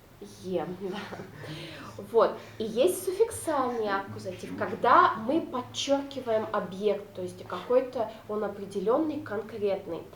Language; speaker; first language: Russian; non-native, local second language; Udmurt